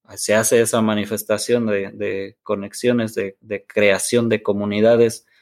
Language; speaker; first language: Spanish; native; Spanish